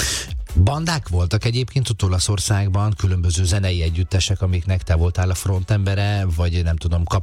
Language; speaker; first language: Hungarian; native; Hungarian